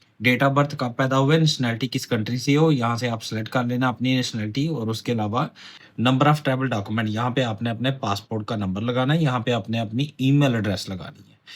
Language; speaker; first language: Urdu; non-native, local second language; Punjabi